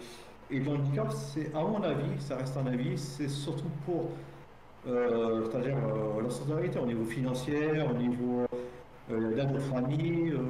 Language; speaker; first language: French; native; French